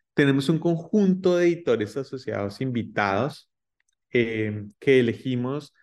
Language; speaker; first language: Spanish; native; Spanish